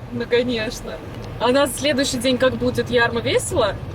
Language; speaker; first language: Russian; native; Russian